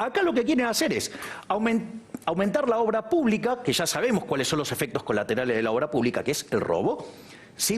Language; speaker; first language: Spanish; native; Spanish